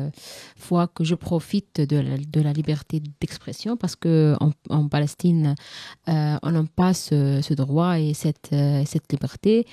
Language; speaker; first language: French; non-native, learner; Arabic